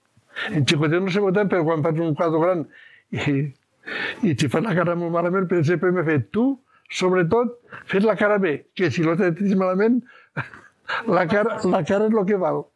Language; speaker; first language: Catalan; native; Catalan